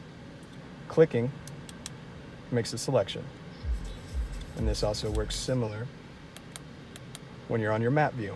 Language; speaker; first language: English; native; English